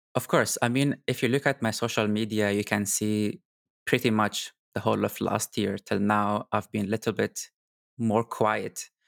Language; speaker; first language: English; non-native, fluent; Arabic